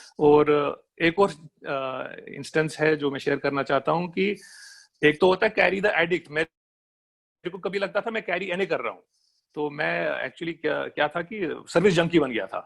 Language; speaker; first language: Hindi; non-native, local second language; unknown